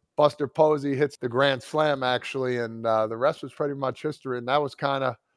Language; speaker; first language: English; native; English